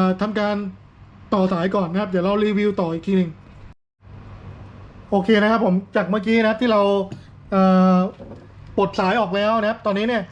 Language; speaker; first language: Thai; native; Thai